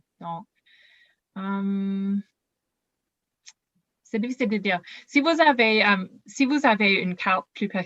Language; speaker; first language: French; non-native, learner; English